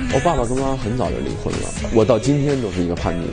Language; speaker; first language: Chinese; native; Chinese